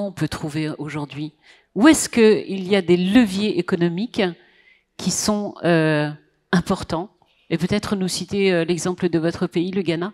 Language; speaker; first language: French; non-native, local second language; Arabic